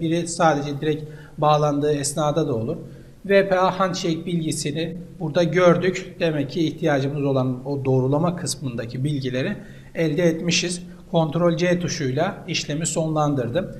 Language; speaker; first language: Turkish; native; Turkish